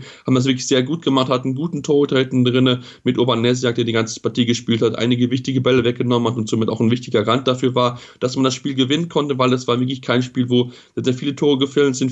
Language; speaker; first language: German; native; German